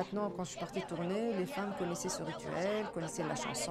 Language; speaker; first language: French; non-native, local second language; Arabic